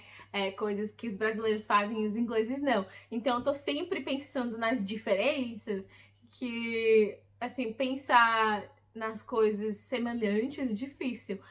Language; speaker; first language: Portuguese; early bilingual, heritage; English